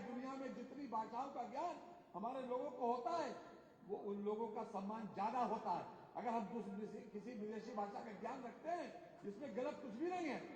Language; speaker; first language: Hindi; native; Hindi